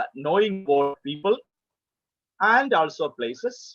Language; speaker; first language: English; non-native, local second language; Malayalam